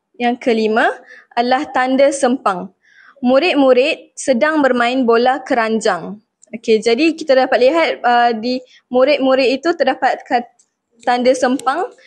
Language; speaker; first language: Malay; native; Malay